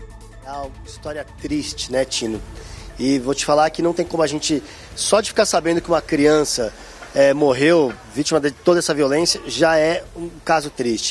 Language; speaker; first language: Portuguese; native; Portuguese